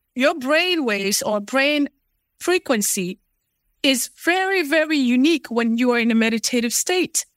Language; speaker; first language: English; non-native, local second language; Fula